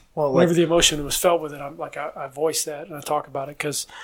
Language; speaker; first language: English; native; English